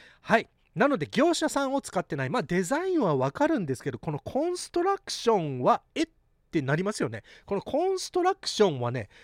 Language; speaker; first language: Japanese; early bilingual, heritage; Japanese